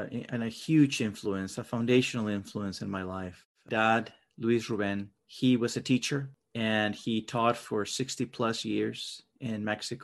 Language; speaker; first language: English; non-native, fluent; Spanish